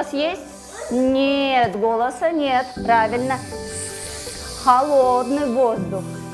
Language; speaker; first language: Russian; non-native, local second language; Kyrgyz